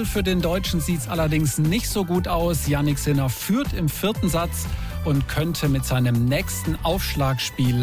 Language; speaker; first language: German; native; German